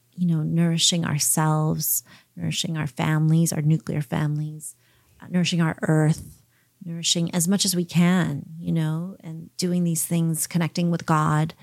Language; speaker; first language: English; early bilingual, heritage; English